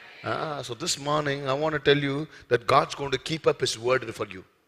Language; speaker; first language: English; non-native, local second language; Tamil